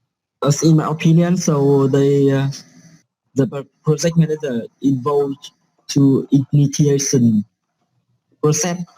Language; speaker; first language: English; non-native, learner; Vietnamese